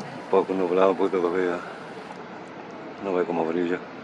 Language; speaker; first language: Spanish; early bilingual, heritage; Spanish